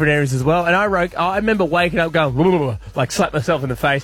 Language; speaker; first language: English; native; English